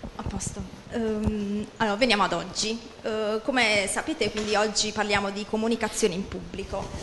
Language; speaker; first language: Italian; native; Italian